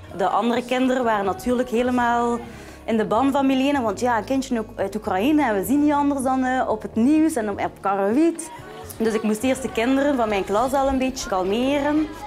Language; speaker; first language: Dutch; native; Dutch